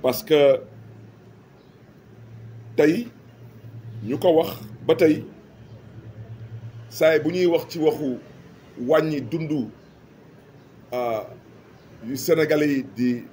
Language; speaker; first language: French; non-native, local second language; Wolof